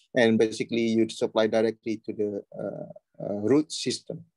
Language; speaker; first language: English; non-native, local second language; Malay